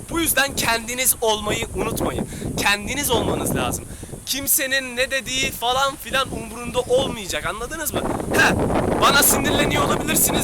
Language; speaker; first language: Turkish; native; Turkish